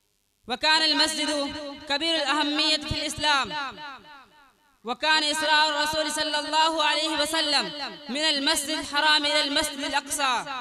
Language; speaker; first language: Arabic; non-native, learner; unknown